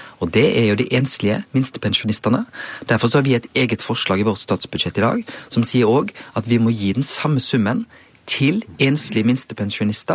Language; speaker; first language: Norwegian; native; Norwegian